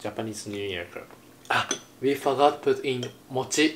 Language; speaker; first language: English; non-native, learner; Japanese